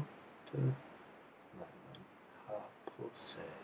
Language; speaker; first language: Swedish; non-native, learner; English